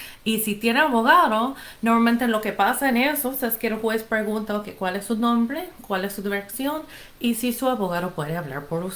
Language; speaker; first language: Spanish; non-native, fluent; English